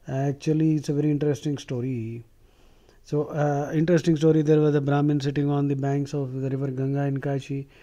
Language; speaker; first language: English; non-native, local second language; Telugu